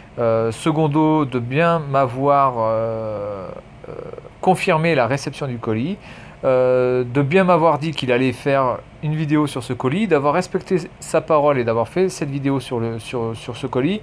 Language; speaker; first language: French; native; French